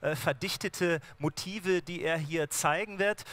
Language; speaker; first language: German; native; German